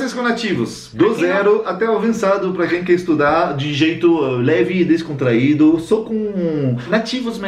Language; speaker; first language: Portuguese; non-native, fluent; French